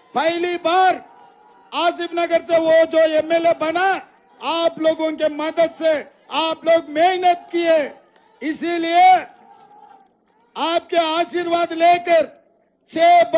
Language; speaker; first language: Hindi; non-native, local second language; Telugu